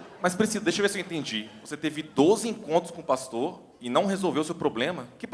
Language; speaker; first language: Portuguese; native; Portuguese